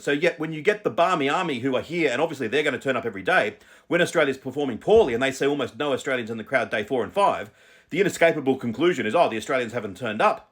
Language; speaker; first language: English; native; English